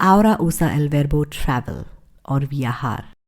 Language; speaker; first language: Spanish; non-native, fluent; English